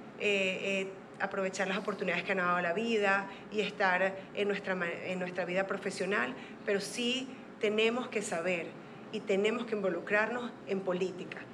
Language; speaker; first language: Spanish; native; Spanish